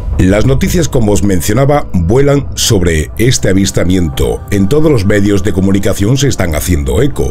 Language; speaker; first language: Spanish; native; Spanish